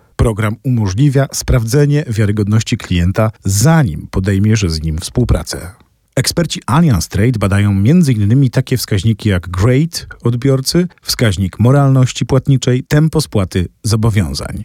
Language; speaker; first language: Polish; native; Polish